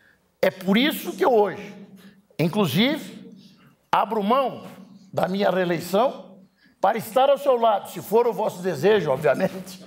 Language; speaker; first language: Portuguese; native; Portuguese